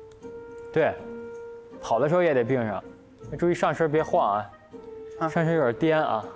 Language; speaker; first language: Chinese; native; Chinese